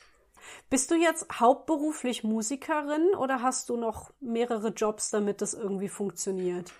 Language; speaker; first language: German; native; German